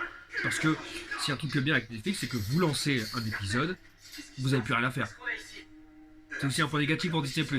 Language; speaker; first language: French; native; French